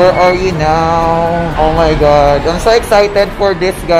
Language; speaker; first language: English; non-native, local second language; Filipino